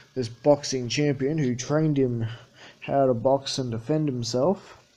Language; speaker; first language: English; native; English